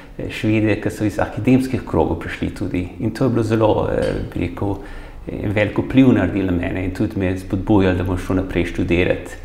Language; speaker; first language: Slovenian; early bilingual, heritage; Slovenian